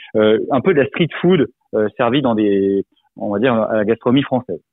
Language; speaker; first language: French; native; French